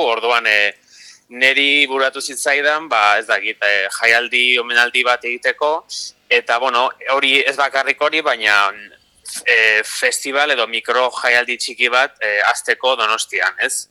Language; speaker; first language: Basque; non-native, local second language; Spanish